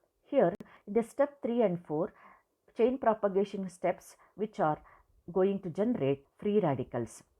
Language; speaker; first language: English; non-native, local second language; Kannada